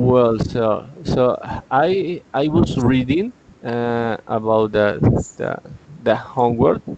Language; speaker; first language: English; non-native, learner; Spanish